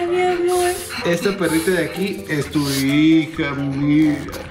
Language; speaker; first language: Spanish; native; Spanish